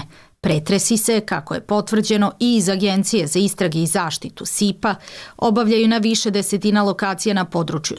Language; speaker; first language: Serbian; native; Serbian